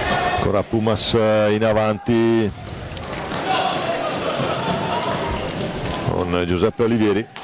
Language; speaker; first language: Italian; native; Italian